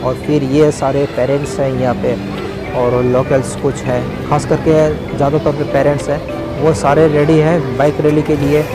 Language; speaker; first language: Hindi; non-native, local second language; Bangla